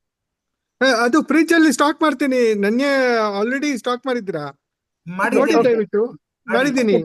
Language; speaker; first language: Kannada; non-native, learner; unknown